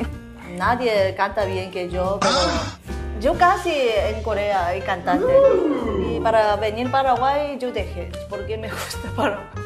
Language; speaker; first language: Spanish; non-native, learner; Korean